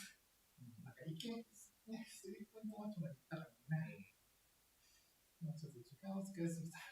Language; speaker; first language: Japanese; native; Japanese